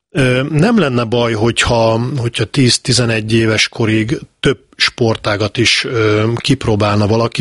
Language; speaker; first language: Hungarian; native; Hungarian